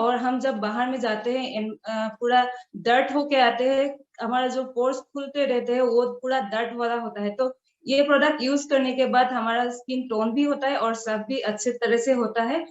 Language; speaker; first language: Hindi; non-native, local second language; Assamese